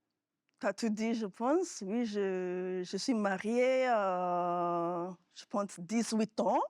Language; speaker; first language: French; non-native, fluent; Yoruba